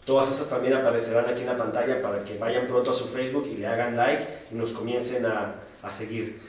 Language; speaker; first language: Spanish; native; Spanish